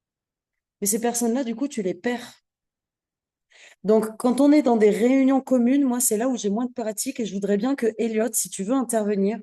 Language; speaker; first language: French; native; French